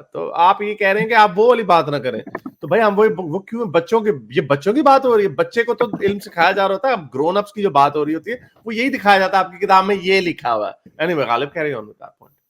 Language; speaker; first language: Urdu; native; Urdu